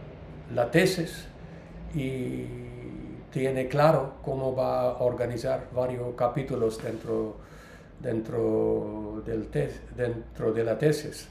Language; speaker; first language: Spanish; non-native, learner; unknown